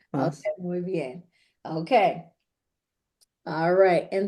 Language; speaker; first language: Spanish; non-native, fluent; English